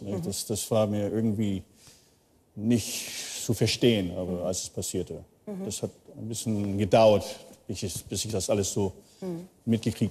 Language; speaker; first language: German; early bilingual, heritage; German